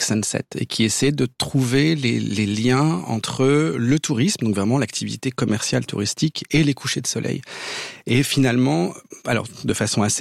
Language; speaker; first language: French; native; French